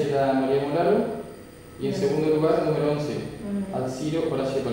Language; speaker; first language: Spanish; native; Spanish